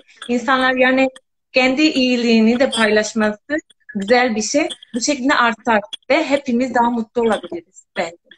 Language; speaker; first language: Turkish; non-native, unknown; Spanish